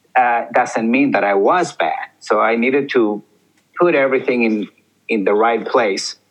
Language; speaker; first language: English; early bilingual, other home language; Spanish